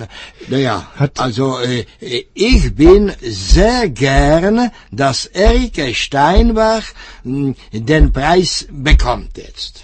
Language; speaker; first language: German; non-native, fluent; Czech